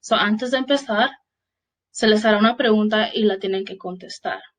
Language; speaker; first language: Spanish; early bilingual, heritage; Spanish